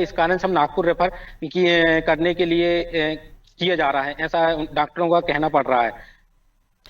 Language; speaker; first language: Hindi; native; Hindi